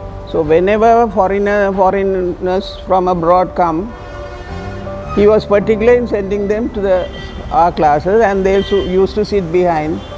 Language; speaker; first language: English; non-native, local second language; Tamil